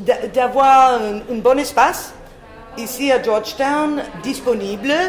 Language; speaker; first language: French; non-native, fluent; English